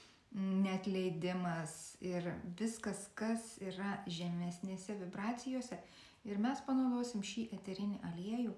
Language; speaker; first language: Lithuanian; native; Lithuanian